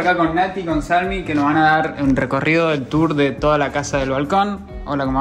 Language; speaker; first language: Spanish; native; Spanish